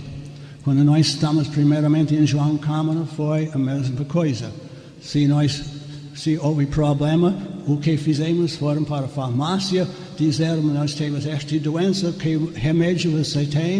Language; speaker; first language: Portuguese; non-native, fluent; English